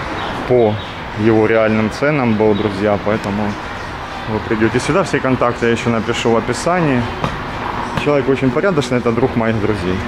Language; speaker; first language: Russian; native; Russian